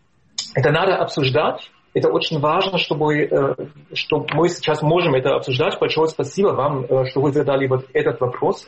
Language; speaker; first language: Russian; non-native, fluent; German